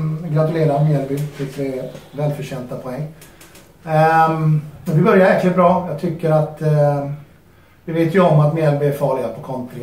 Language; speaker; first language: Swedish; non-native, fluent; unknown